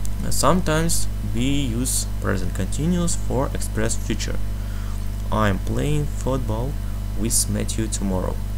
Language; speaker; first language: English; non-native, fluent; Russian